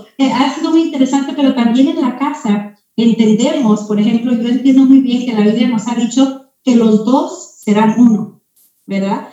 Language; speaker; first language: Spanish; early bilingual, heritage; Spanish